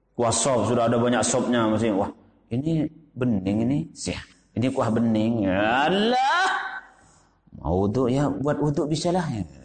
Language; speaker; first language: Indonesian; non-native, local second language; Madurese